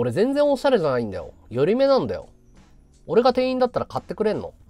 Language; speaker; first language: Japanese; native; Japanese